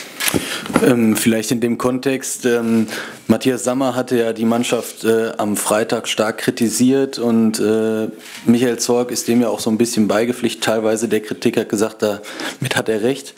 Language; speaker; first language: German; native; German